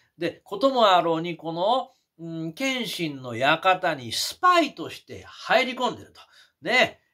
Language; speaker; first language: Japanese; native; Japanese